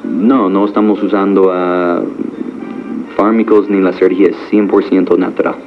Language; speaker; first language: Spanish; non-native, fluent; English